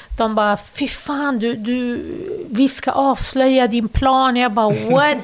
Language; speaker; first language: Swedish; early bilingual, other home language; Arabic